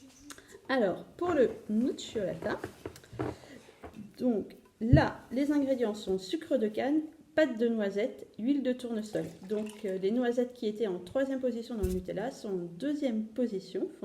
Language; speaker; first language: French; native; French